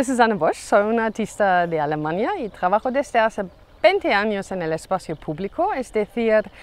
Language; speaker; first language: Spanish; non-native, fluent; German